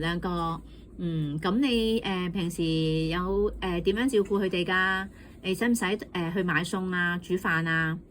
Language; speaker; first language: Cantonese; native; Cantonese